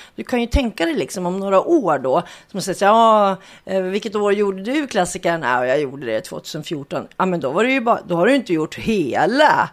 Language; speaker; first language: Swedish; native; Swedish